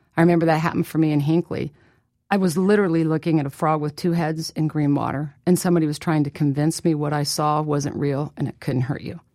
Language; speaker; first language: English; native; English